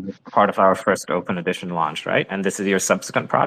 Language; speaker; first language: English; native; English